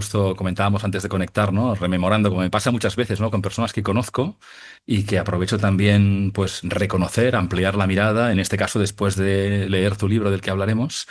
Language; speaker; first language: Spanish; native; Spanish